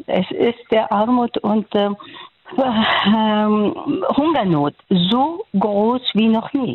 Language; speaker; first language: German; non-native, learner; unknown